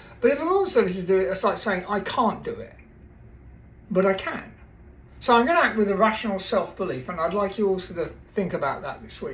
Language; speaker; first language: English; native; English